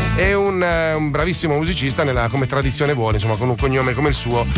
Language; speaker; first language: Italian; native; Italian